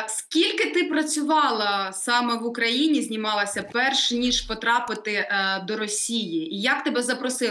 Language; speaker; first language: Ukrainian; native; Ukrainian